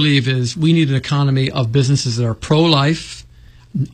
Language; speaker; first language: English; native; English